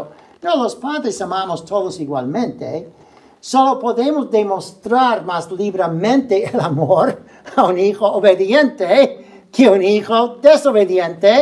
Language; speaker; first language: Spanish; non-native, fluent; English